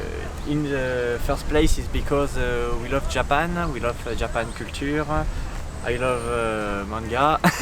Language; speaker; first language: English; non-native, learner; French